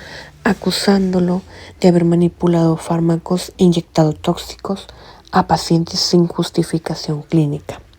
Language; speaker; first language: Spanish; native; Spanish